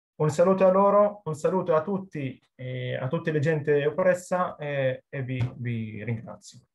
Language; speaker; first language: Italian; non-native, fluent; Arabic